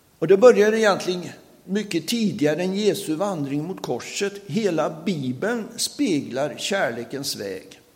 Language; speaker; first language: Swedish; native; Swedish